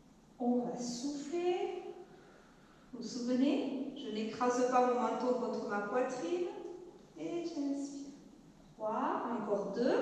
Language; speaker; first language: French; native; French